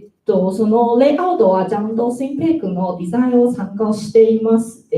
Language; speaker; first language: Japanese; non-native, learner; Chinese